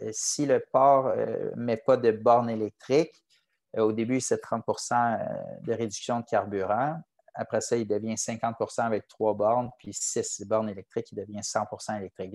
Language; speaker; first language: French; native; French